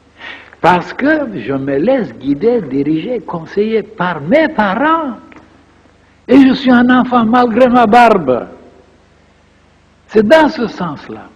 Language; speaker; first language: French; non-native, fluent; Bulgarian